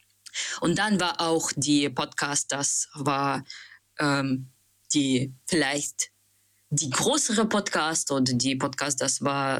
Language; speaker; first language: German; non-native, learner; Russian